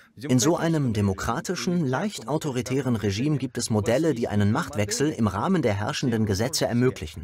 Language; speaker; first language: German; non-native, fluent; Russian